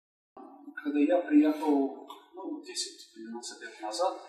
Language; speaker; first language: Russian; non-native, fluent; English